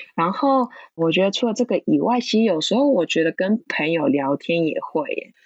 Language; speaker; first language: Chinese; non-native, local second language; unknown